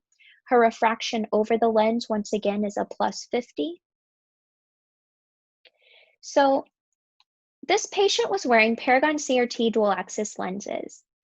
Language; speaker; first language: English; native; English